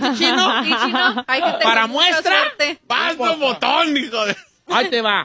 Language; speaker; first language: Spanish; native; Spanish